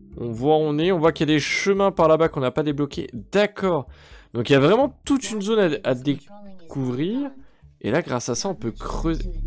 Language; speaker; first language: French; native; French